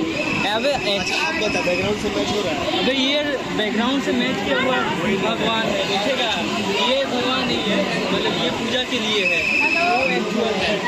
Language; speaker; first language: Hindi; non-native, local second language; Bangla